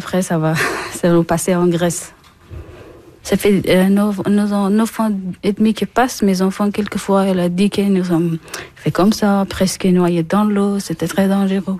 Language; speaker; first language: French; non-native, learner; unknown